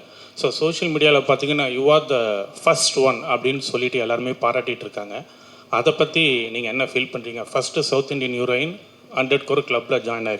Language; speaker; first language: Tamil; native; Tamil